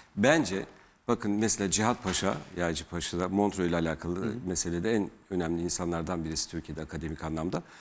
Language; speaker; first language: Turkish; native; Turkish